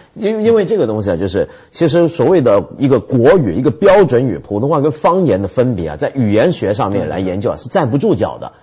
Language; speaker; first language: Chinese; early bilingual, other home language; Cantonese